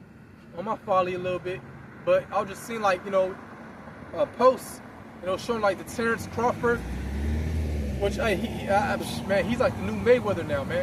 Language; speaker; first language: English; native; English